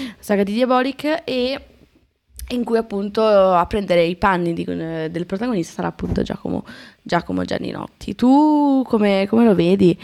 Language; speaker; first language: Italian; native; Italian